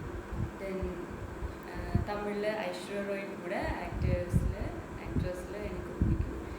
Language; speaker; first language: Tamil; non-native, learner; Malayalam